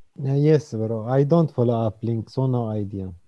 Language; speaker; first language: English; non-native, learner; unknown